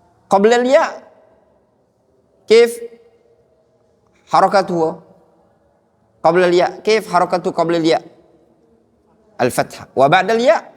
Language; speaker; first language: Arabic; non-native, fluent; Indonesian